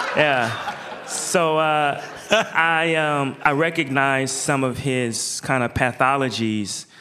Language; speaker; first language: English; native; English